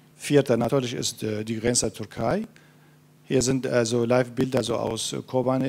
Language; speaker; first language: German; non-native, fluent; Kurdish